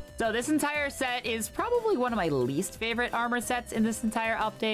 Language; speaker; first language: English; native; English